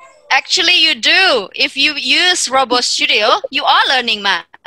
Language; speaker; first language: English; non-native, fluent; Indonesian